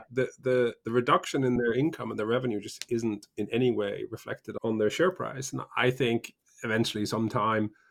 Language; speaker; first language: English; early bilingual, other home language; Norwegian